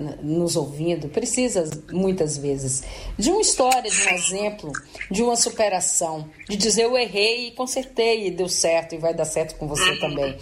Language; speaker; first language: Portuguese; native; Portuguese